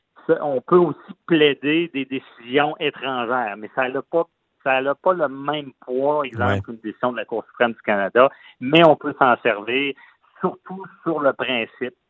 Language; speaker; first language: French; native; French